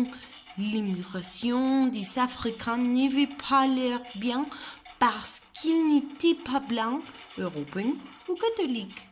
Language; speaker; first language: French; non-native, learner; Spanish